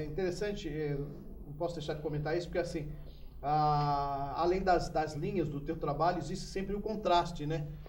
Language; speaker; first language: Portuguese; native; Portuguese